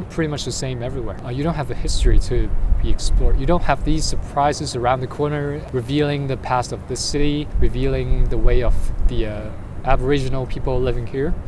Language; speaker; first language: English; non-native, fluent; Chinese